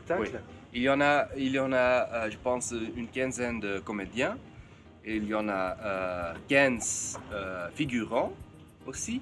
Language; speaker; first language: French; non-native, fluent; Dutch